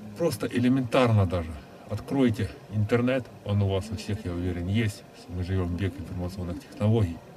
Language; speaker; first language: Russian; native; Russian